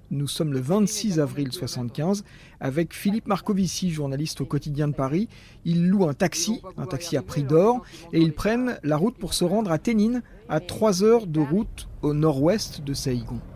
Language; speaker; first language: French; native; French